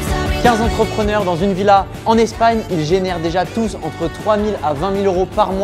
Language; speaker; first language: French; native; French